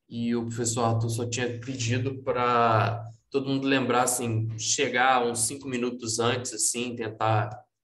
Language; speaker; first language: Portuguese; native; Portuguese